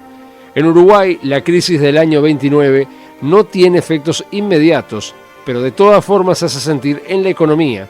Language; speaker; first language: Spanish; native; Spanish